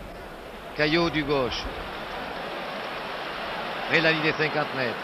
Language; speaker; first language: French; native; French